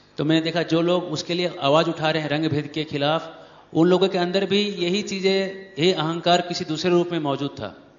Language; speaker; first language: Hindi; native; Hindi